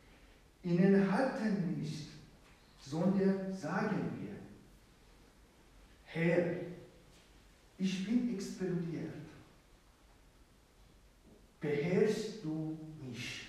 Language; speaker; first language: German; non-native, fluent; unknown